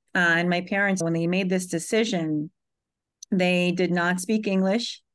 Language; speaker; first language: English; early bilingual, other home language; Hebrew